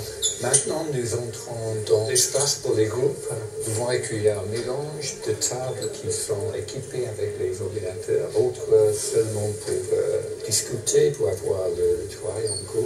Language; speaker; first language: French; non-native, fluent; English